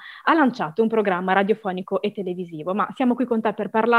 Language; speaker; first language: Italian; native; Italian